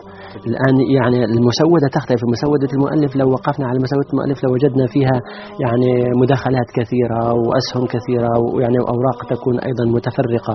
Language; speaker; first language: Arabic; native; Arabic